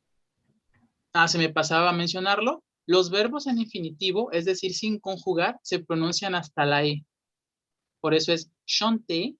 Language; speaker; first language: Spanish; native; Spanish